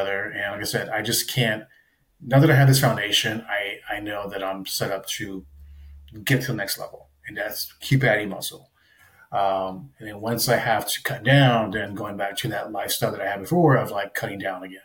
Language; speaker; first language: English; native; English